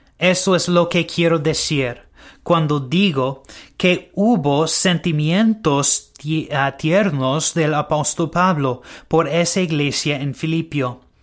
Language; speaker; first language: Spanish; non-native, learner; English